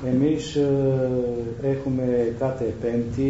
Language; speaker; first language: Greek; non-native, learner; Romanian